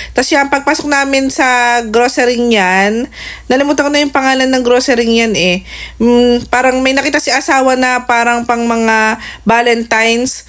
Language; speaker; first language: Filipino; native; Filipino